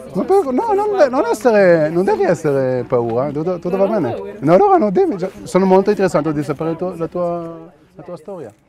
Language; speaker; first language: Italian; non-native, learner; Hebrew